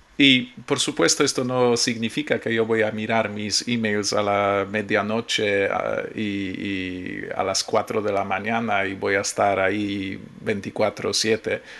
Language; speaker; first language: Spanish; non-native, fluent; Polish